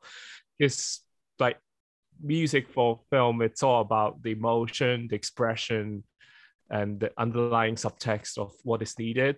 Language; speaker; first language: English; non-native, local second language; Cantonese